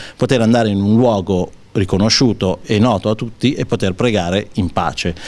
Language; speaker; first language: Italian; non-native, fluent; Urdu